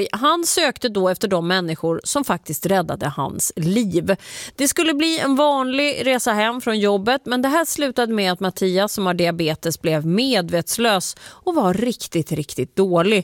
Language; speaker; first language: Swedish; native; Swedish